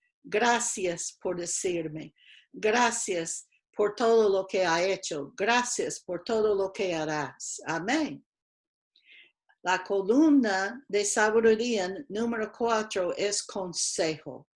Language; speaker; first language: Spanish; non-native, fluent; English